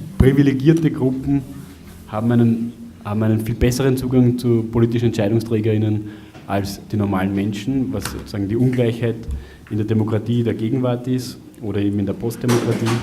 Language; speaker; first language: German; native; German